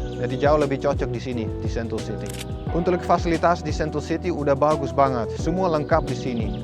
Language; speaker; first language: Indonesian; non-native, fluent; Dutch